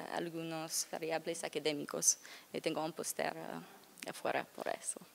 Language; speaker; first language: Spanish; non-native, learner; English